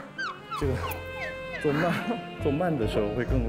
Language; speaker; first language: Chinese; non-native, fluent; Korean